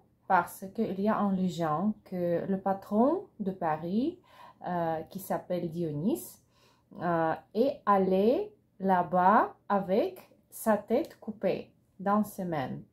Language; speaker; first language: French; non-native, learner; Russian